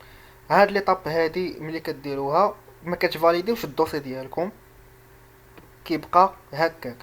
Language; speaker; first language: Arabic; native; Arabic